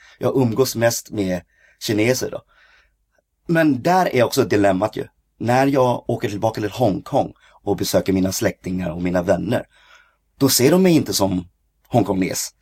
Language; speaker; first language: Swedish; early bilingual, other home language; Cantonese